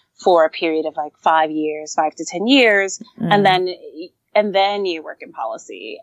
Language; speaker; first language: English; native; English